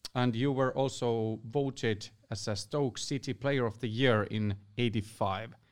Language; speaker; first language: English; non-native, fluent; Finnish